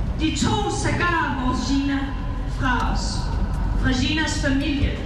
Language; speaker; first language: Danish; early bilingual, other home language; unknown